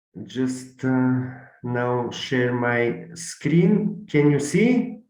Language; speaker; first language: English; non-native, learner; Bulgarian